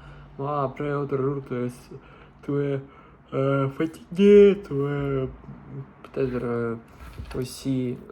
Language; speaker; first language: French; non-native, learner; Russian